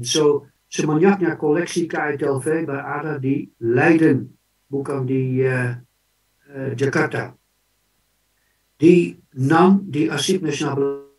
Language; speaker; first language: Indonesian; non-native, fluent; Dutch